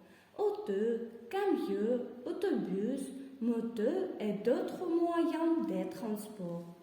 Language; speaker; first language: French; non-native, learner; Russian